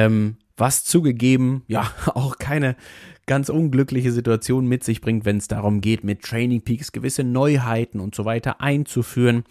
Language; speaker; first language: German; native; German